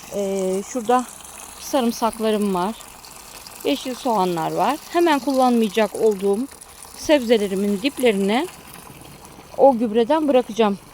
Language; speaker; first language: Turkish; native; Turkish